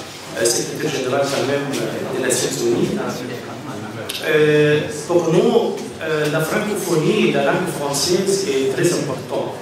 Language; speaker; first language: French; non-native, fluent; Arabic